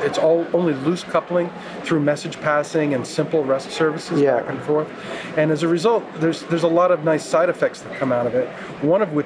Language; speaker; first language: English; native; English